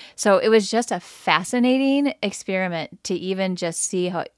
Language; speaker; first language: English; native; English